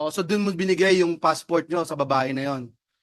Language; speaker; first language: Filipino; native; Filipino